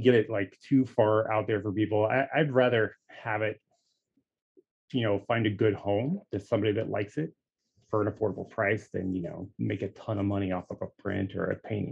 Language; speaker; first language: English; native; English